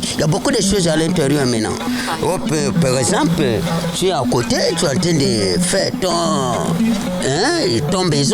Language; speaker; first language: French; non-native, local second language; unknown